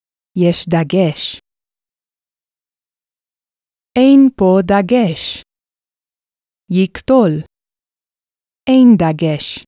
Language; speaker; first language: Hebrew; non-native, fluent; English